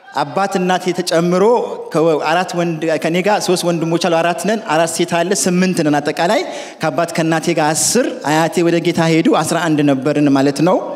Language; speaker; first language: Amharic; non-native, local second language; Sebat Bet Gurage